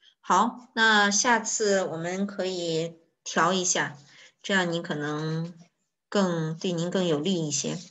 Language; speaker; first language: Chinese; native; Chinese